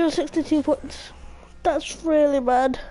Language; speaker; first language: English; native; English